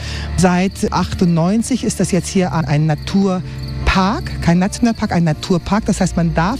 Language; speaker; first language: German; native; German